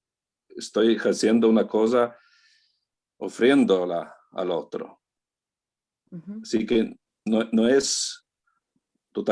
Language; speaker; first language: Spanish; non-native, learner; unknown